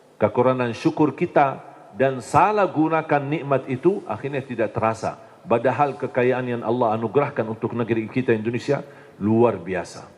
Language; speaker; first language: Indonesian; non-native, fluent; Arabic